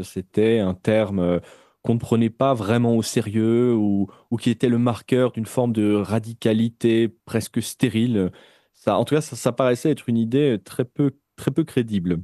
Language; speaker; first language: French; native; French